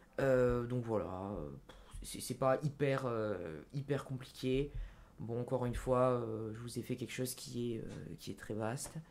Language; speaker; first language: French; native; French